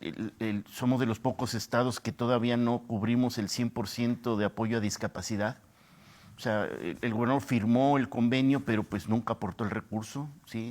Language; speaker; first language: Spanish; native; Spanish